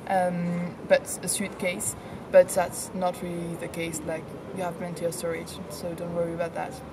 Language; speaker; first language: English; non-native, fluent; French